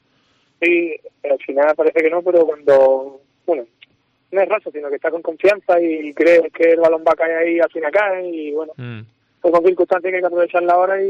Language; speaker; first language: Spanish; native; Spanish